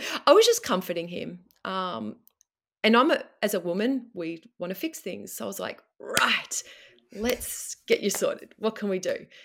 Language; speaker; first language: English; native; English